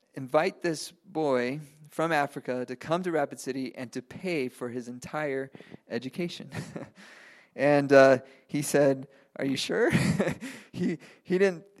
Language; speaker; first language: English; non-native, fluent; Spanish